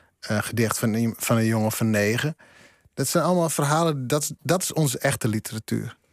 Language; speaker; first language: Dutch; non-native, local second language; Western Frisian